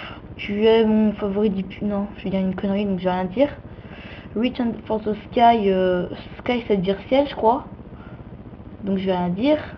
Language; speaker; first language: French; native; French